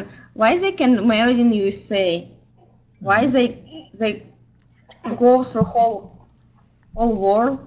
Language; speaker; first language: English; non-native, learner; Ukrainian